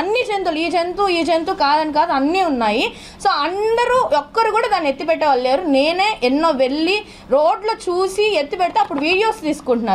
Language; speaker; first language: Telugu; native; Telugu